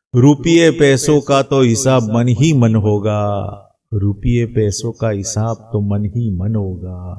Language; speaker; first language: Hindi; non-native, local second language; Gujarati